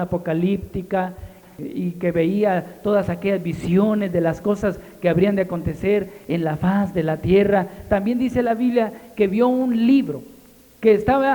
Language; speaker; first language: Spanish; native; Spanish